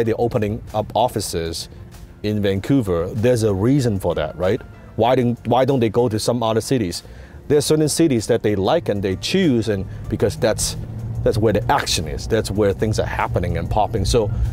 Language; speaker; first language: English; non-native, local second language; Cantonese